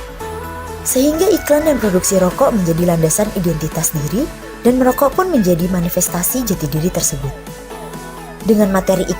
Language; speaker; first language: Indonesian; native; Indonesian